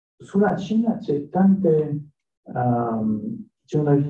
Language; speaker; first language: Italian; non-native, learner; French